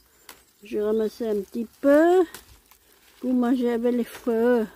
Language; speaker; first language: French; non-native, learner; Hmong